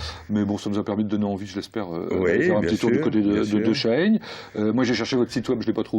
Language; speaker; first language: French; native; French